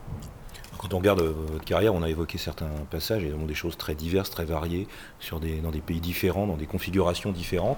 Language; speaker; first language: French; native; French